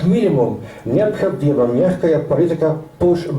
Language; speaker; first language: Russian; non-native, learner; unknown